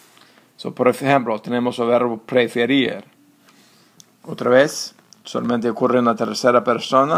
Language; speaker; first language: Spanish; non-native, fluent; English